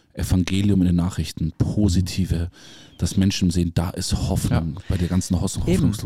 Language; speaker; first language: German; native; German